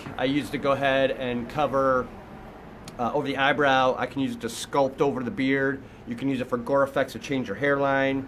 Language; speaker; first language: English; native; English